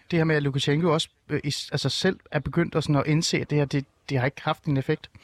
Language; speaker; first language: Danish; early bilingual, other home language; Persian